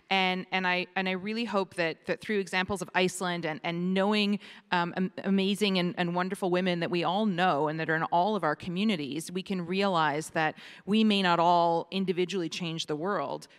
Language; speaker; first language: English; native; English